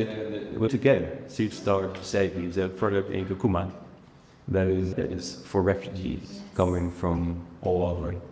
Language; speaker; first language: English; non-native, fluent; Dutch